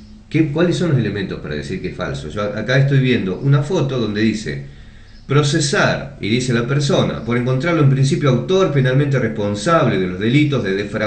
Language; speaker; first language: Spanish; native; Spanish